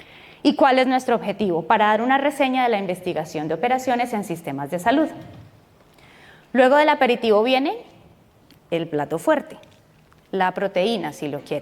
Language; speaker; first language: Spanish; native; Spanish